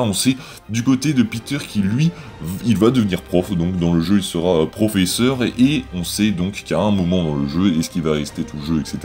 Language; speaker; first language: French; native; French